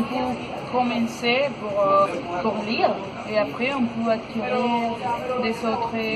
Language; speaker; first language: French; non-native, learner; Spanish